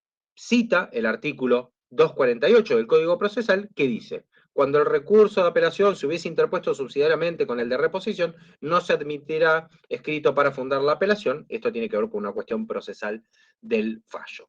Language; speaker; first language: Spanish; native; Spanish